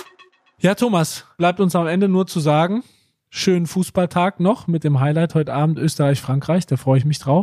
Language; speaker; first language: German; native; German